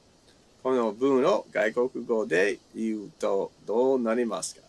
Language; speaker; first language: Japanese; non-native, fluent; English